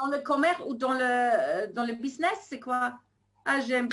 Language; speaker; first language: French; non-native, fluent; German